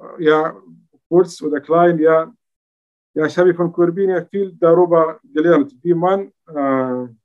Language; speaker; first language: German; non-native, learner; Arabic